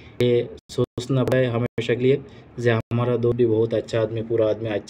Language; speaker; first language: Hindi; non-native, learner; Bangla